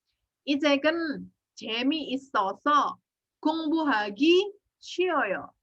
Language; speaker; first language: Korean; non-native, fluent; Indonesian